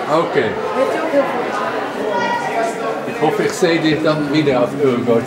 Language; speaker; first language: German; non-native, learner; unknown